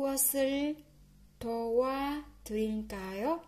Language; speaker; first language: Korean; non-native, fluent; Vietnamese